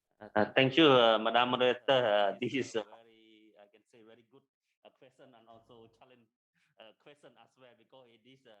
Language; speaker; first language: English; non-native, learner; Khmer